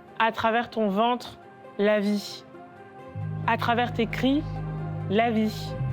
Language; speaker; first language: French; native; French